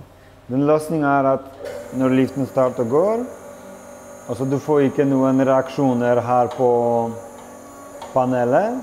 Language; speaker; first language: Norwegian; non-native, fluent; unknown